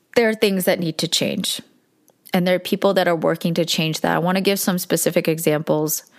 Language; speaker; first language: English; early bilingual, other home language; Korean